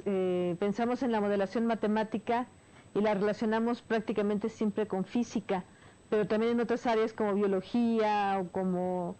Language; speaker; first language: Spanish; native; Spanish